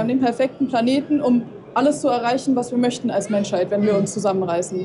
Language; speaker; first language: German; native; German